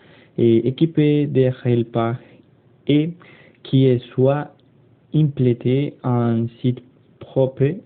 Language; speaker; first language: French; non-native, learner; Spanish